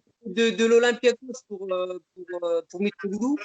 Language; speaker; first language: French; native; French